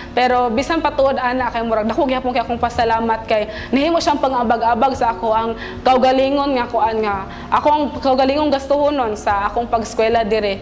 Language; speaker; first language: Cebuano; native; Cebuano